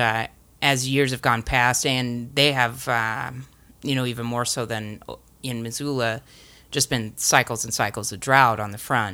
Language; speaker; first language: English; native; English